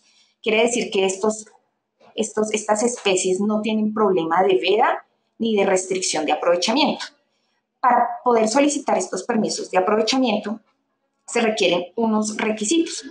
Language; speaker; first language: Spanish; native; Spanish